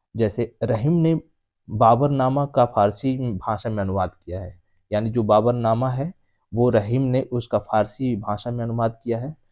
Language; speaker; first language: Hindi; native; Hindi